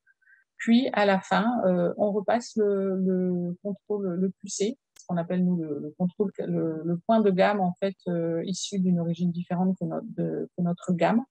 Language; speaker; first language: French; native; French